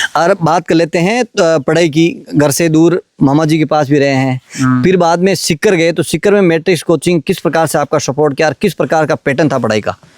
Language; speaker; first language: Hindi; native; Hindi